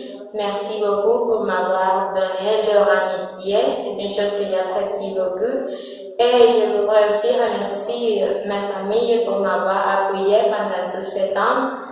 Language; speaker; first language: French; non-native, fluent; Spanish